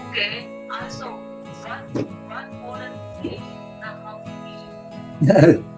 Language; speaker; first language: German; non-native, fluent; Filipino